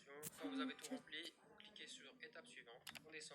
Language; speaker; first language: French; native; French